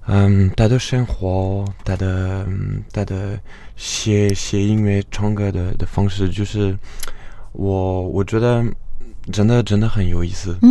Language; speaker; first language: Chinese; non-native, fluent; French